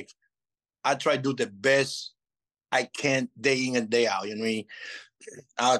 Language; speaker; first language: English; non-native, fluent; Spanish